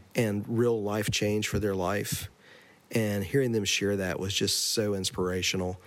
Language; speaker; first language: English; native; English